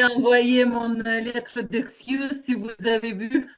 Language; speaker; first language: French; non-native, learner; Ukrainian